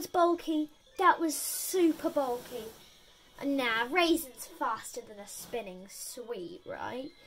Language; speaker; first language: English; native; English